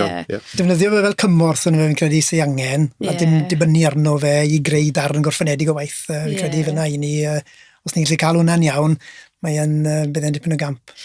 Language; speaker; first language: Welsh; native; Welsh